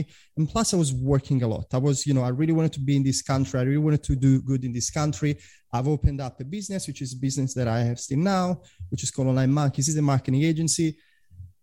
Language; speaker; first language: English; non-native, fluent; Italian